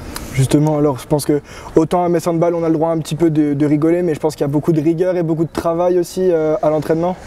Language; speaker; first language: French; native; French